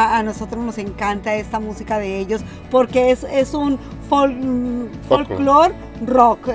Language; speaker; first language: Spanish; native; Spanish